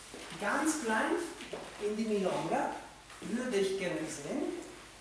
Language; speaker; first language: German; non-native, fluent; Italian